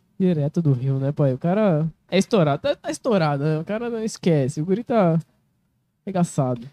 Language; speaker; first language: Portuguese; native; Portuguese